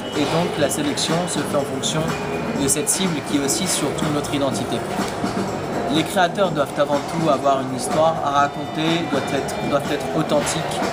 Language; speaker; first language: French; native; French